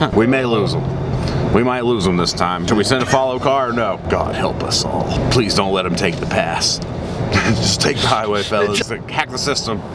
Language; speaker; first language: English; native; English